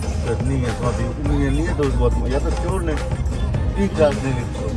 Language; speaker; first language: Russian; non-native, learner; Hindi